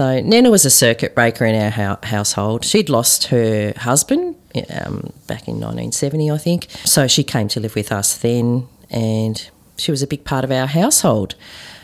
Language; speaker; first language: English; native; English